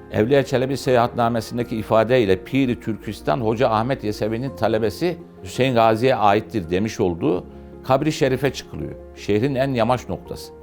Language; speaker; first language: Turkish; native; Turkish